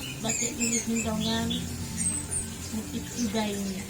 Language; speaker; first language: Indonesian; non-native, local second language; Madurese